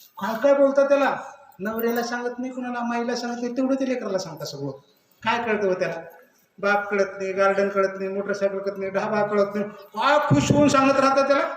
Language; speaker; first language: Marathi; native; Marathi